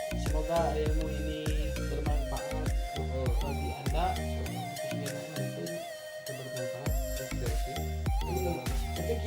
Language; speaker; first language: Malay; non-native, local second language; Sundanese